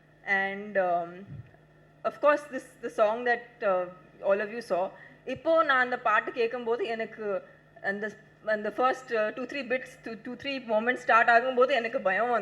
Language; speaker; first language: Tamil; non-native, learner; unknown